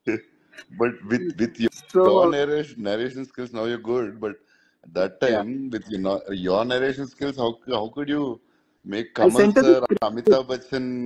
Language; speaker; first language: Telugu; native; Telugu